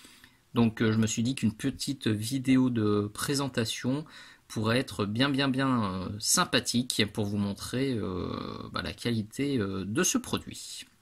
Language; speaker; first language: French; native; French